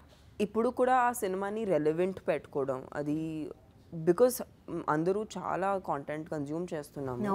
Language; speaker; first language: Telugu; non-native, local second language; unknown